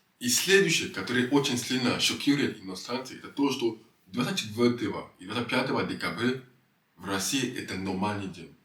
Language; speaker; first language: Russian; non-native, fluent; French